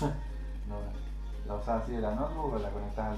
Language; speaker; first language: Spanish; native; Spanish